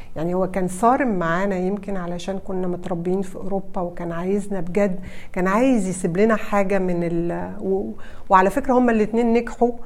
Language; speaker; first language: Arabic; early bilingual, heritage; Arabic